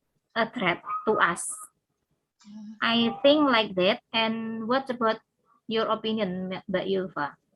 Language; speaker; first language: English; non-native, learner; Indonesian